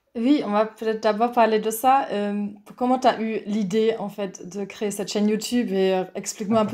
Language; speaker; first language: French; non-native, fluent; German